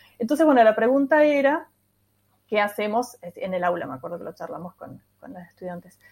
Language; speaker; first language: Spanish; non-native, local second language; German